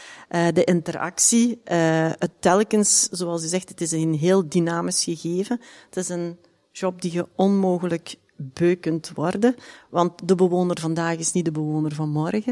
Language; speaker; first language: Dutch; native; Dutch